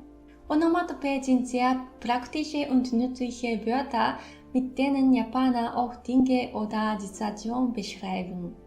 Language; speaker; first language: German; non-native, fluent; Japanese